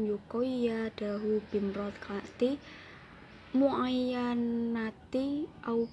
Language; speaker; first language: Arabic; non-native, learner; Indonesian